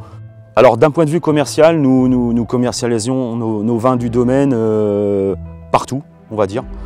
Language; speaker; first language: French; native; French